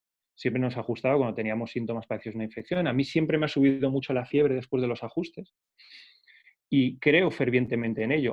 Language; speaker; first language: Spanish; native; Spanish